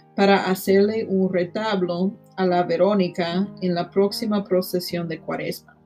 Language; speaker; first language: Spanish; non-native, fluent; English